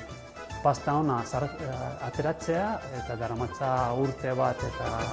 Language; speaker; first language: Basque; non-native, learner; Italian